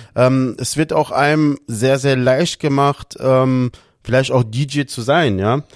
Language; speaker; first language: German; early bilingual, other home language; Portuguese